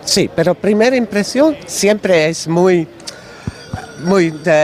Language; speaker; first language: Spanish; non-native, learner; Dutch